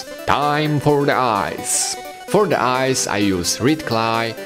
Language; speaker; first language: English; non-native, fluent; Polish